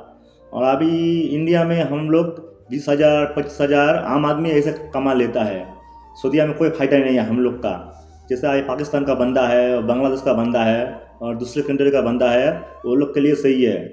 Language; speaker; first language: Hindi; non-native, local second language; Bangla